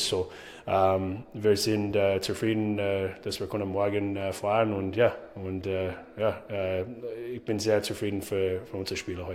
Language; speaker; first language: German; non-native, learner; English